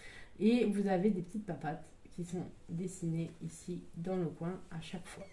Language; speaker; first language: French; native; French